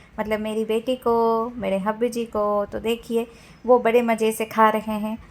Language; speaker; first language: Hindi; non-native, local second language; Bangla